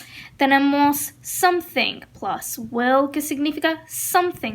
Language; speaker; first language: Spanish; non-native, fluent; English